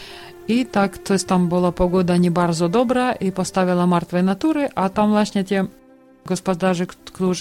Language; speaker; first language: Polish; non-native, learner; Ukrainian